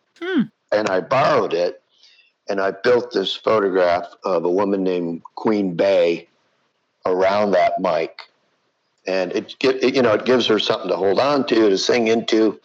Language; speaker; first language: English; native; English